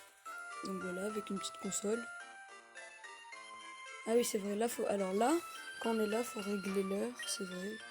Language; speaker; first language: French; native; French